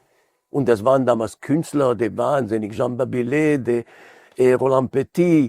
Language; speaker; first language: German; non-native, fluent; Hebrew